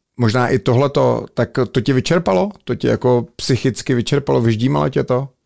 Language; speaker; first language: Czech; native; Czech